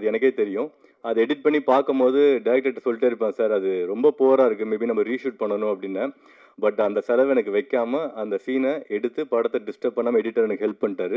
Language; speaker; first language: Tamil; native; Tamil